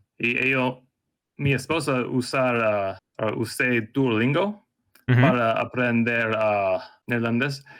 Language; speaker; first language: Spanish; non-native, learner; English